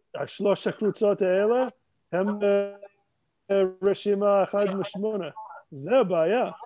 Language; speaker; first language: Hebrew; non-native, fluent; English